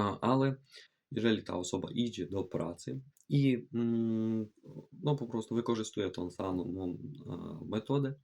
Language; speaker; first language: Polish; non-native, fluent; Ukrainian